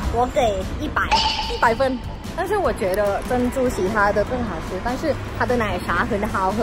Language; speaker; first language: Chinese; non-native, learner; Thai